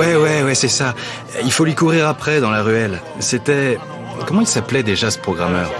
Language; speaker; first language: French; native; French